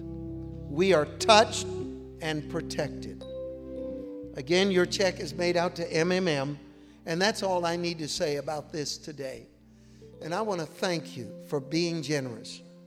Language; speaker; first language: English; early bilingual, other home language; Spanish